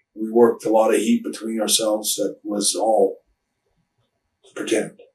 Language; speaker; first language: English; native; English